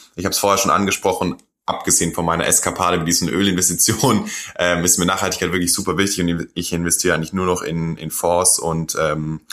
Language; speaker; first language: German; non-native, fluent; Korean